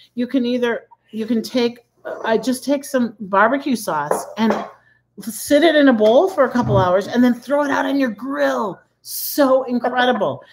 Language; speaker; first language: English; native; English